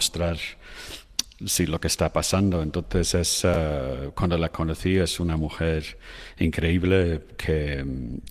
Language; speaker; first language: Spanish; non-native, fluent; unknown